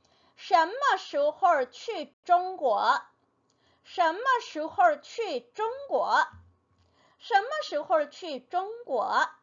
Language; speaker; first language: Chinese; non-native, fluent; Korean